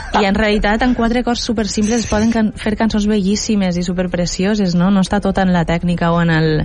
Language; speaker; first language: Catalan; native; Catalan